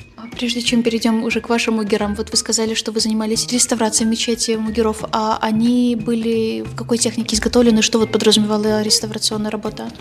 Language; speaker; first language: Russian; native; Russian